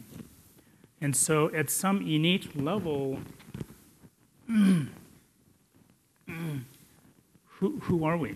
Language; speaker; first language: English; non-native, local second language; Tibetan